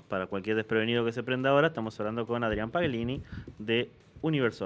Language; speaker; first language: Spanish; native; Spanish